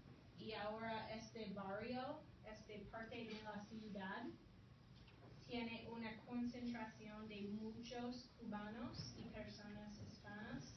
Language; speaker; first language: Spanish; non-native, fluent; English